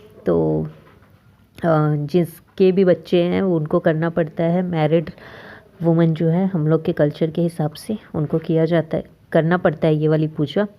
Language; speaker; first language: Hindi; native; Hindi